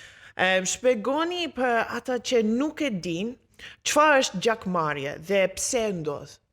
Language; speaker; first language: Albanian; non-native, learner; English